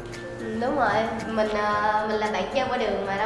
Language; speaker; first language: Vietnamese; native; Vietnamese